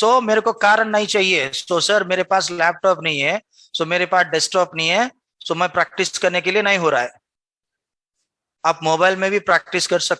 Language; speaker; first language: Hindi; non-native, local second language; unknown